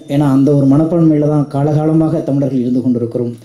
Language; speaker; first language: Tamil; native; Tamil